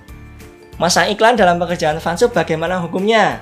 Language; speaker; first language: Indonesian; native; Indonesian